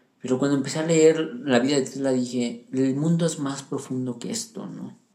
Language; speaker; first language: Spanish; native; Spanish